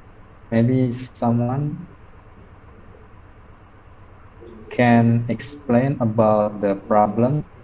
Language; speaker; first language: English; non-native, fluent; Indonesian